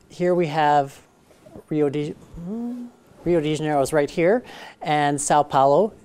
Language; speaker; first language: English; native; English